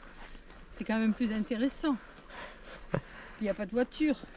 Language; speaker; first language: French; native; French